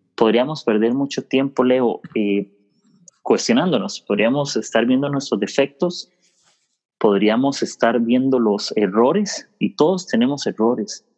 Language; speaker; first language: Spanish; native; Spanish